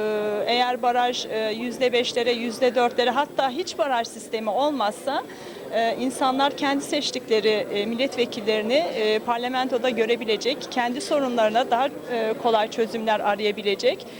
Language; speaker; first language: Turkish; native; Turkish